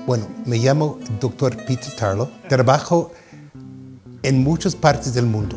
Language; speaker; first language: Spanish; non-native, fluent; English